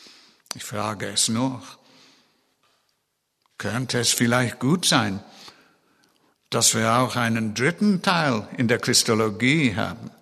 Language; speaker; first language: German; non-native, fluent; English